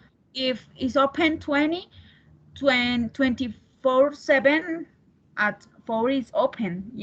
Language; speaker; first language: English; non-native, learner; Spanish